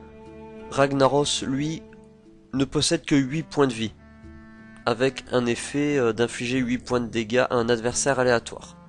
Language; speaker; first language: French; native; French